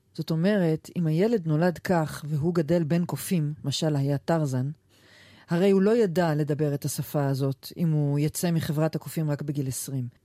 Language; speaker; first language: Hebrew; native; Hebrew